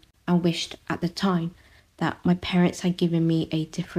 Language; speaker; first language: English; non-native, local second language; Vietnamese